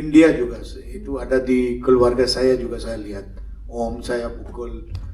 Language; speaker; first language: Indonesian; non-native, fluent; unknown